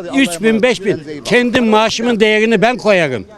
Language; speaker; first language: Turkish; native; Turkish